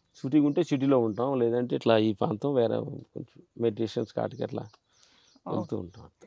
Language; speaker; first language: Telugu; native; Telugu